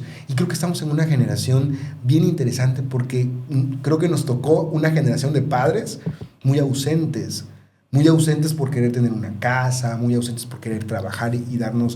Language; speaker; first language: Spanish; native; Spanish